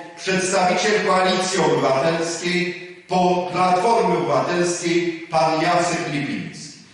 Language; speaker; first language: Polish; native; Polish